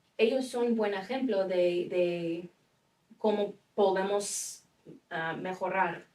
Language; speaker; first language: Spanish; non-native, fluent; English